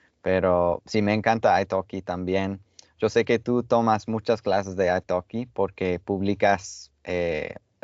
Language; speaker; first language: Spanish; non-native, fluent; English